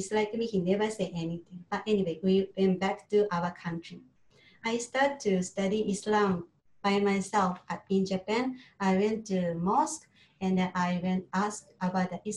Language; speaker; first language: English; non-native, learner; Japanese